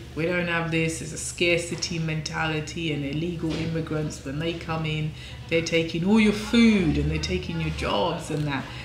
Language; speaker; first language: English; native; English